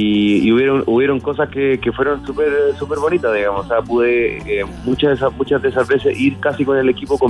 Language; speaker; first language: Spanish; native; Spanish